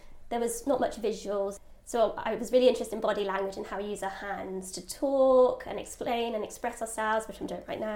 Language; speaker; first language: English; native; English